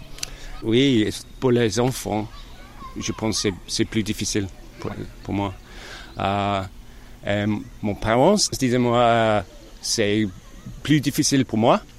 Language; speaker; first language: French; non-native, learner; English